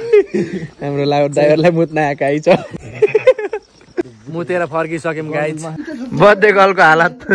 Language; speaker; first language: Nepali; native; Nepali